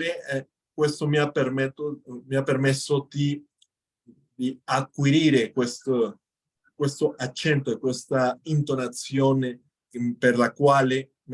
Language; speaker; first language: Italian; non-native, fluent; Spanish